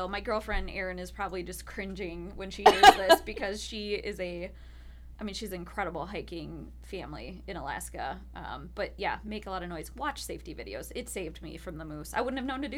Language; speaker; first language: English; native; English